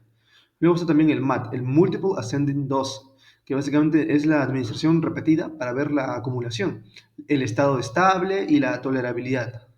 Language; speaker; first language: Spanish; native; Spanish